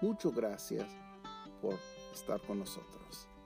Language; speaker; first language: Spanish; non-native, fluent; English